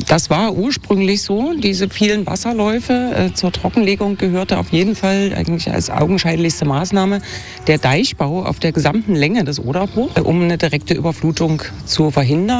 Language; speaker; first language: German; native; German